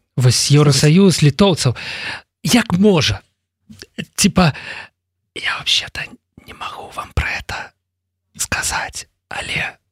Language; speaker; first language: Belarusian; non-native, local second language; Russian